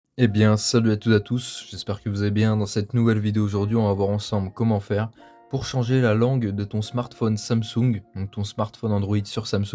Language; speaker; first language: French; native; French